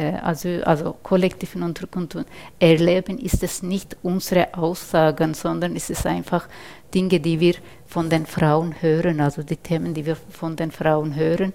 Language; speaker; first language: German; non-native, fluent; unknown